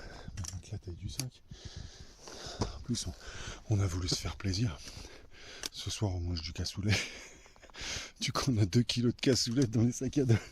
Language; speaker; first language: French; native; French